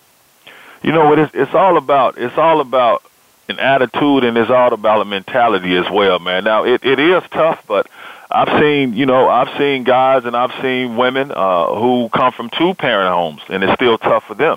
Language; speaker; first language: English; native; English